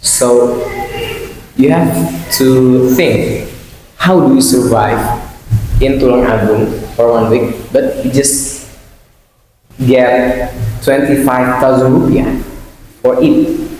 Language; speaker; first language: English; non-native, learner; Indonesian